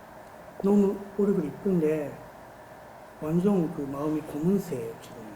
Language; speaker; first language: Korean; non-native, fluent; Japanese